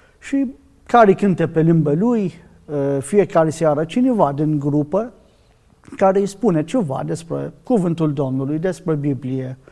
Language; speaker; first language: Romanian; non-native, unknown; Arabic